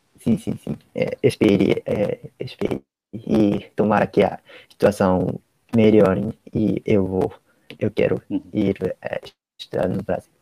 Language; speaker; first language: Portuguese; non-native, learner; Japanese